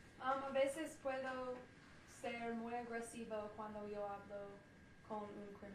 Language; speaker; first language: Spanish; non-native, learner; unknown